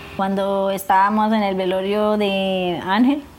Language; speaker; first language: Spanish; native; Spanish